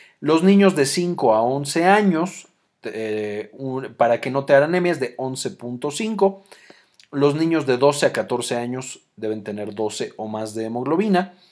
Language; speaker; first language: Spanish; native; Spanish